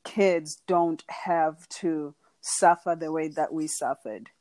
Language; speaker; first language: English; non-native, local second language; Xhosa